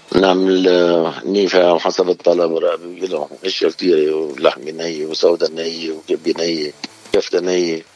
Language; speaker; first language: Arabic; native; Arabic